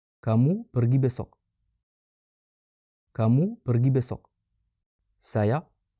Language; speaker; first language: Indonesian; non-native, fluent; French